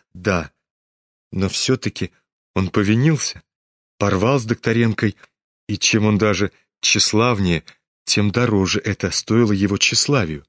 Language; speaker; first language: Russian; native; Russian